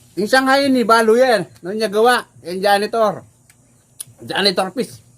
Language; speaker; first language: Filipino; native; Filipino